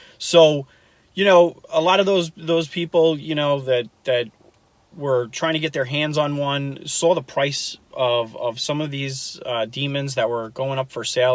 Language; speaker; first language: English; native; English